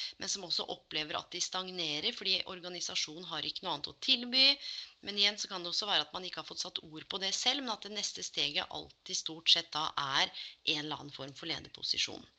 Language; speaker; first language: Norwegian; native; Norwegian